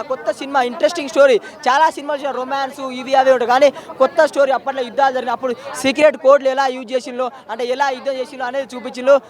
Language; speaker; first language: Telugu; native; Telugu